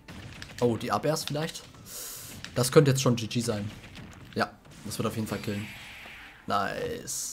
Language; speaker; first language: German; native; German